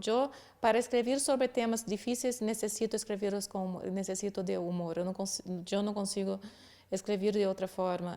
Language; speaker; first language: Spanish; non-native, learner; Portuguese